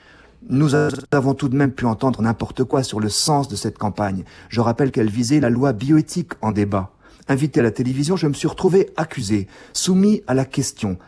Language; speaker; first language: French; native; French